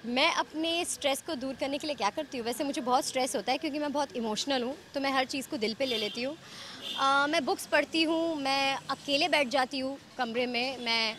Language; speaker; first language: Hindi; native; Hindi